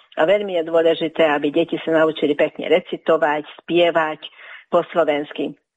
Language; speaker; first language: Slovak; early bilingual, heritage; Hungarian